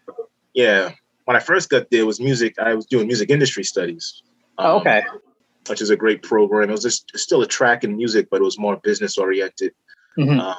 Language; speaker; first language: English; native; English